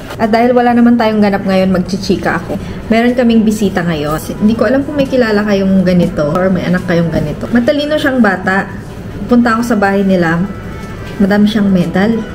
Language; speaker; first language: Filipino; native; Filipino